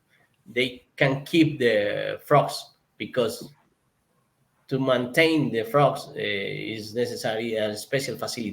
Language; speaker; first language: English; non-native, learner; Spanish